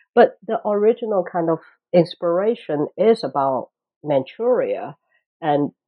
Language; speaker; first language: English; non-native, fluent; Chinese